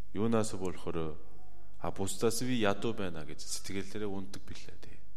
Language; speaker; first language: Mongolian; non-native, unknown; Korean